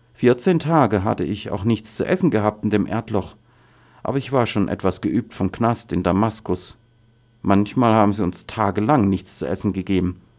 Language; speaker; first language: German; non-native, fluent; Arabic